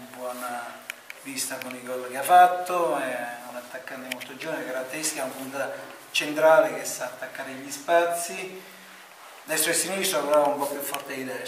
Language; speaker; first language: Italian; native; Italian